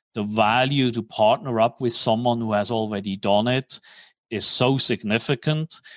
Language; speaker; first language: English; non-native, fluent; German